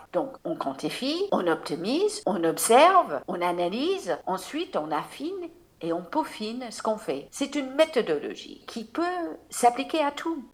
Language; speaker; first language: French; non-native, fluent; English